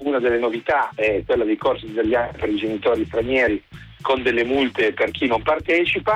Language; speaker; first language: Italian; native; Italian